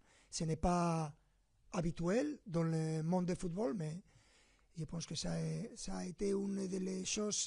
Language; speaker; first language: French; non-native, fluent; Spanish